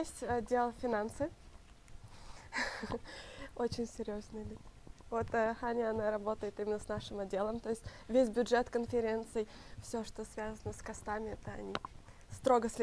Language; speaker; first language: Russian; native; Russian